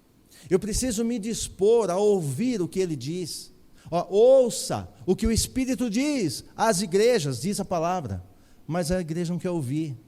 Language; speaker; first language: Portuguese; native; Portuguese